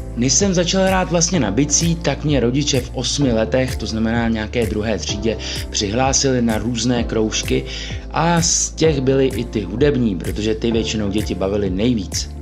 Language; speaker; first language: Czech; early bilingual, other home language; Russian